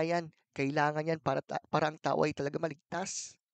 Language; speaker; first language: Filipino; native; Filipino